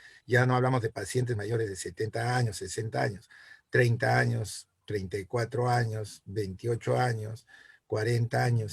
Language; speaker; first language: Spanish; native; Spanish